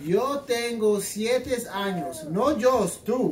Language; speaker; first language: Spanish; non-native, learner; English